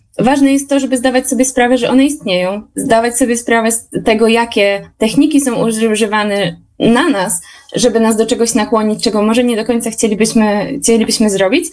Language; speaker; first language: Polish; native; Polish